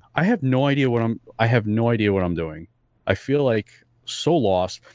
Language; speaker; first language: English; early bilingual, other home language; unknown